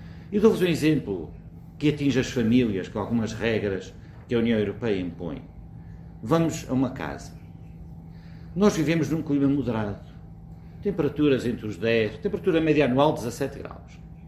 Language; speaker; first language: Portuguese; native; Portuguese